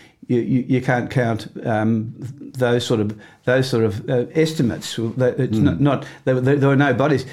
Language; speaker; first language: English; native; English